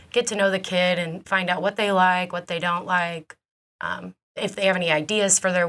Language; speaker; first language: English; native; English